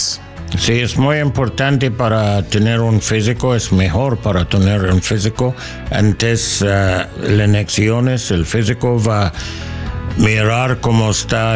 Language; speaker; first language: Spanish; non-native, learner; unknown